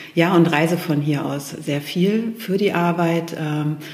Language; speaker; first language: German; native; German